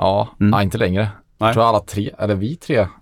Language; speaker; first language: Swedish; native; Swedish